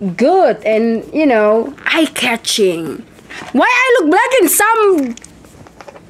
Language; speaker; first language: English; non-native, fluent; Indonesian